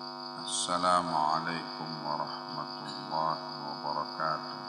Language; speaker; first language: Arabic; non-native, fluent; Indonesian